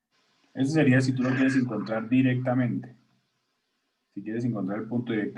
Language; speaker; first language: Spanish; native; Spanish